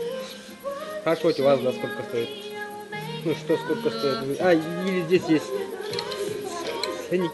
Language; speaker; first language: Russian; non-native, local second language; Yakut